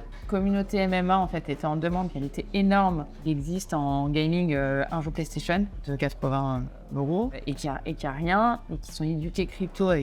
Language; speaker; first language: French; native; French